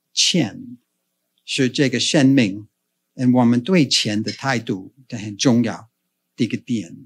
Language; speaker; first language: Chinese; non-native, fluent; English